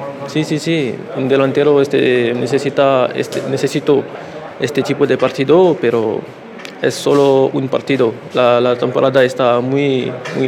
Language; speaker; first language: Spanish; non-native, learner; French